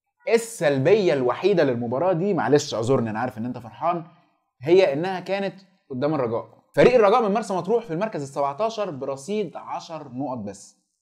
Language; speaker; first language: Arabic; native; Arabic